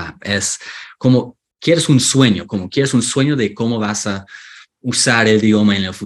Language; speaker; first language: Spanish; non-native, fluent; English